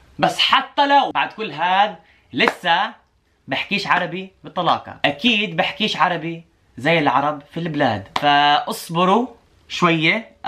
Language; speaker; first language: Arabic; non-native, fluent; English